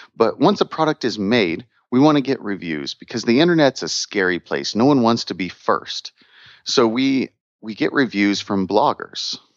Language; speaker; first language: English; native; English